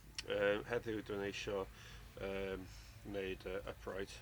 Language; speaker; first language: Welsh; non-native, learner; English